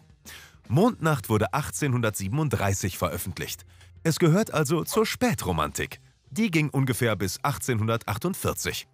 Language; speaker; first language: German; native; German